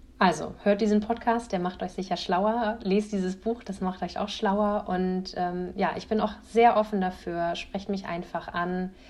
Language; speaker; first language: German; native; German